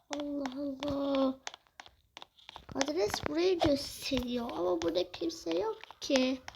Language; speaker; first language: Turkish; native; Turkish